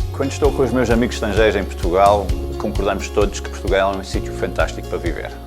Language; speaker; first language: Portuguese; non-native, fluent; English